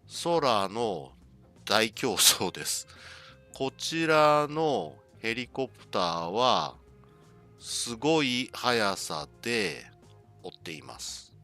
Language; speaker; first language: Japanese; non-native, learner; English